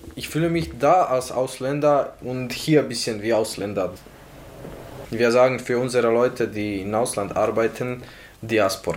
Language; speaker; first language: German; non-native, learner; Bosnian